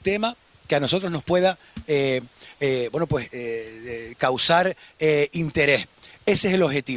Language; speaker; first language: Spanish; native; Spanish